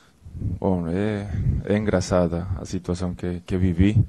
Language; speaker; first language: Portuguese; non-native, fluent; Spanish